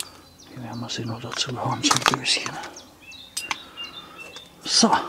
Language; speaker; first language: German; native; German